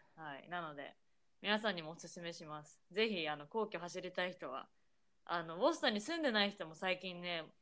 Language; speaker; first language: Japanese; native; Japanese